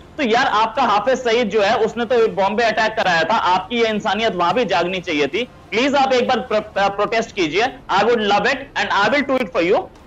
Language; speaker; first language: Hindi; native; Hindi